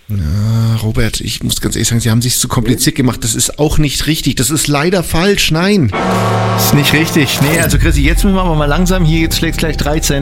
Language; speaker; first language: German; native; German